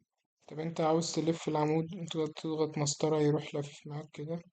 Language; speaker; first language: Arabic; native; Arabic